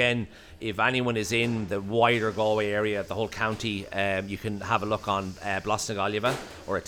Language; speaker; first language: English; native; English